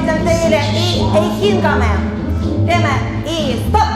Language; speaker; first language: Estonian; non-native, learner; Russian